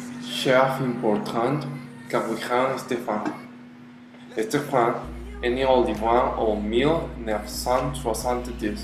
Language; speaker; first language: French; non-native, learner; Spanish